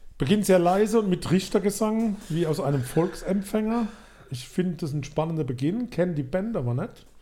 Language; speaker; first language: German; native; German